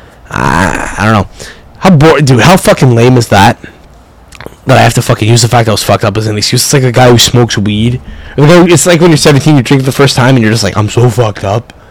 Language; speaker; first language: English; early bilingual, other home language; Italian